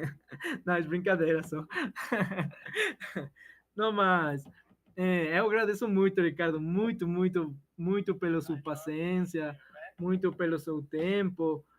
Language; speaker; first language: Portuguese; non-native, learner; Spanish